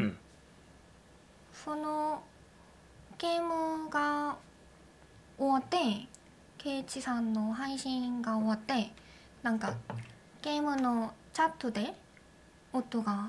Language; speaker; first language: Japanese; non-native, learner; Korean